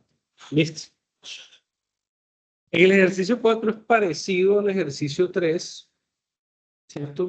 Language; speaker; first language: Spanish; native; Spanish